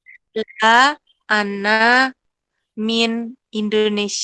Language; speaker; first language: Arabic; non-native, learner; Indonesian